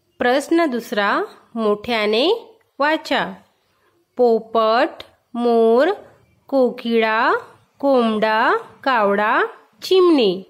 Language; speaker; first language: Marathi; non-native, local second language; Hindi